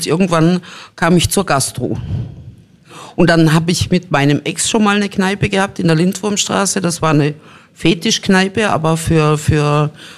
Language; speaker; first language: German; native; German